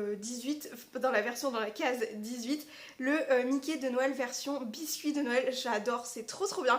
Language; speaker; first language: French; native; French